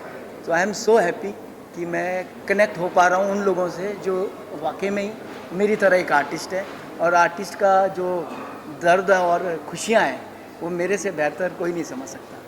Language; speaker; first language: Hindi; native; Hindi